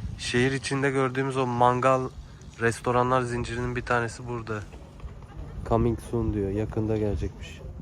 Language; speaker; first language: Turkish; native; Turkish